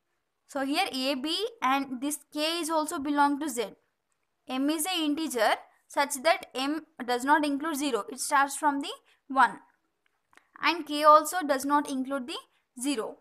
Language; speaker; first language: English; non-native, local second language; Telugu